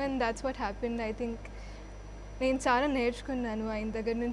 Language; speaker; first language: Telugu; non-native, fluent; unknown